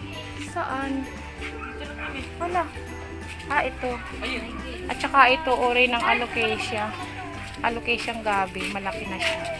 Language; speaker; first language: Filipino; native; Filipino